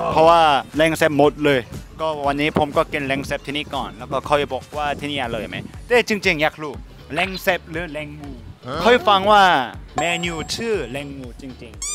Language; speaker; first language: Thai; non-native, fluent; Korean